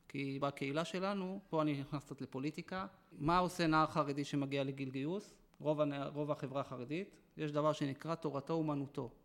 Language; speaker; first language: Hebrew; non-native, local second language; Yiddish